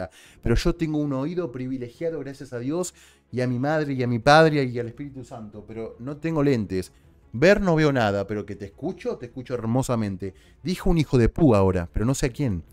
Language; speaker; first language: Spanish; native; Spanish